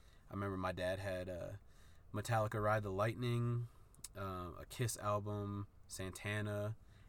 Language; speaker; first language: English; native; English